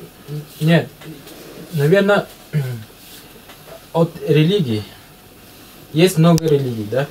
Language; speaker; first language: Russian; native; Russian